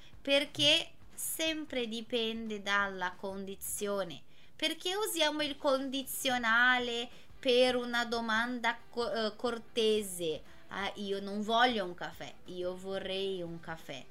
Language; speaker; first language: Italian; non-native, fluent; Portuguese